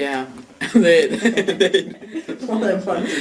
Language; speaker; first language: English; non-native, learner; Danish